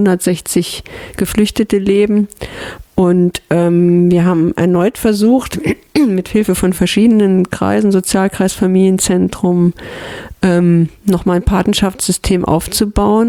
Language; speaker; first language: German; native; German